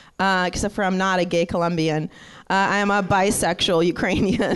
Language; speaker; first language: English; early bilingual, other home language; Russian